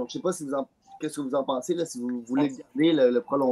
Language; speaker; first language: French; native; French